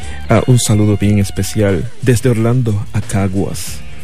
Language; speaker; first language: Spanish; native; Spanish